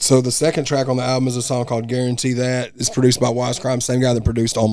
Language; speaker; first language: English; native; English